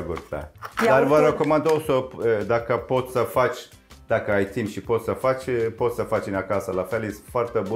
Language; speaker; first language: Romanian; non-native, learner; Turkish